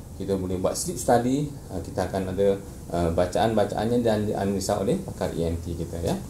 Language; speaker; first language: Malay; native; Malay